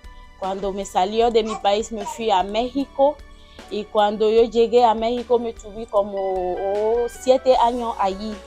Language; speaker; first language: Spanish; non-native, learner; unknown